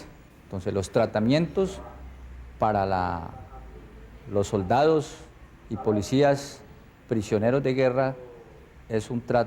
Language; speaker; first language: Spanish; native; Spanish